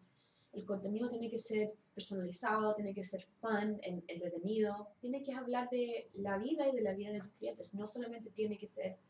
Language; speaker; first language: Spanish; early bilingual, heritage; Spanish